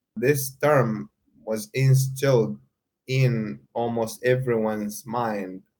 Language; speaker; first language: English; non-native, fluent; Arabic